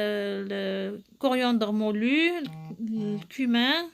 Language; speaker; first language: French; non-native, local second language; Arabic